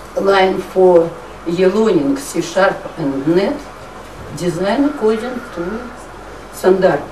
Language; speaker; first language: English; non-native, learner; Russian